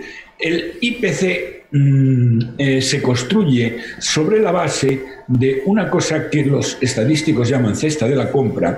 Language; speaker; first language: Spanish; native; Spanish